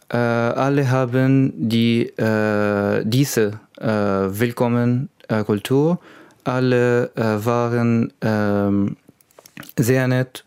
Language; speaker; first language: German; non-native, learner; Arabic